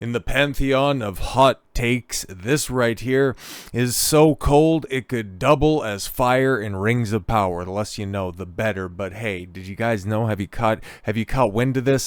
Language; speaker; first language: English; native; English